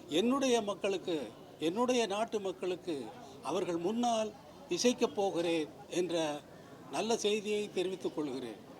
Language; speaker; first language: Tamil; native; Tamil